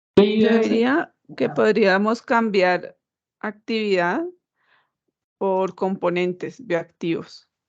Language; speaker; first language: Spanish; native; Spanish